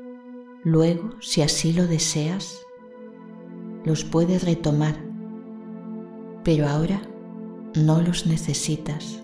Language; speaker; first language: Spanish; native; Spanish